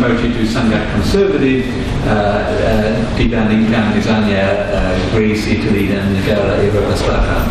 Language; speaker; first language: Indonesian; non-native, fluent; English